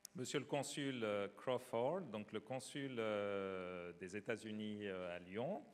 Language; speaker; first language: French; native; French